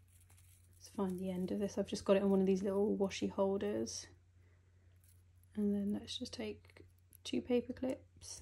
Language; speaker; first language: English; native; English